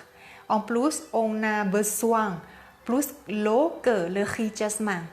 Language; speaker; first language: French; non-native, learner; Thai